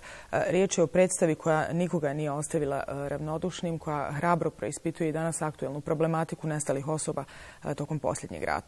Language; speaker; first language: Serbian; native; Serbian